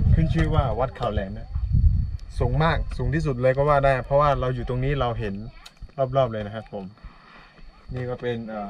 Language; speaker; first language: Thai; non-native, local second language; Karen languages